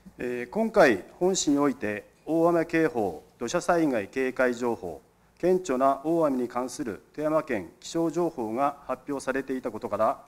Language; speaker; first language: Japanese; native; Japanese